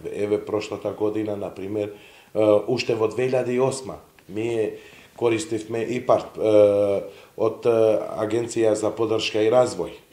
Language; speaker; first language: Macedonian; non-native, local second language; Serbian